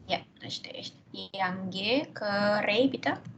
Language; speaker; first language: Indonesian; native; Indonesian